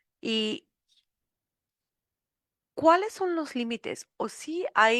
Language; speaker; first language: Spanish; non-native, learner; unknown